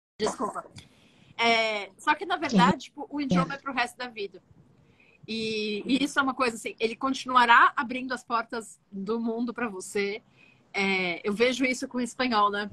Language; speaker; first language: Portuguese; native; Portuguese